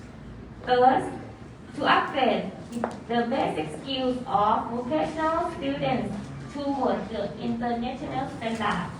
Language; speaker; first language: English; non-native, fluent; Thai